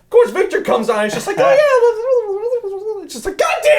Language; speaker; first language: English; native; English